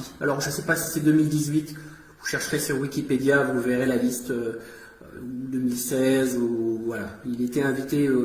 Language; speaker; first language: French; native; French